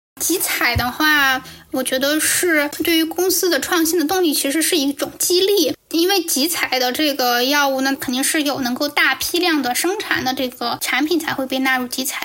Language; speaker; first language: Chinese; native; Chinese